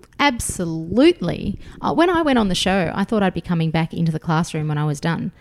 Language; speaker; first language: English; early bilingual, other home language; Russian